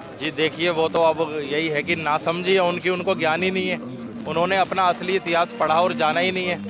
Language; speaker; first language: Hindi; native; Hindi